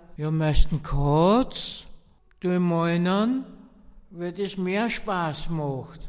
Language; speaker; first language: German; native; German